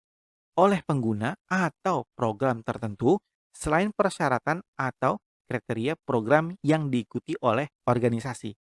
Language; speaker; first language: Indonesian; native; Indonesian